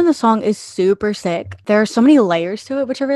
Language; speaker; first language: English; native; English